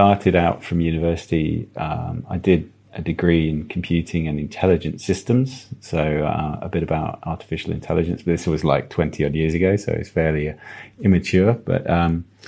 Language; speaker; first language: English; native; English